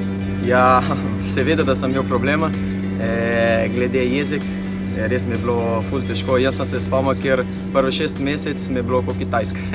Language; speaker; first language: Slovenian; non-native, fluent; Portuguese